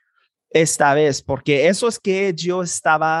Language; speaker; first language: Spanish; non-native, fluent; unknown